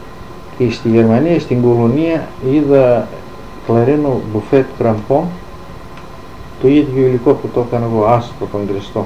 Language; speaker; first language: Greek; native; Greek